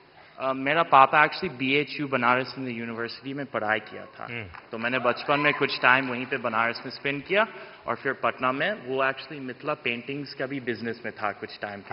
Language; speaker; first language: Hindi; non-native, fluent; English